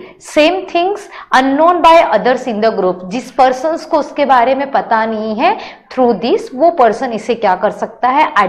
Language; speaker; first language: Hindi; native; Hindi